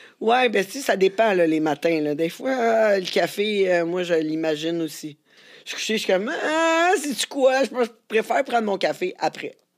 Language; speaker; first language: French; native; French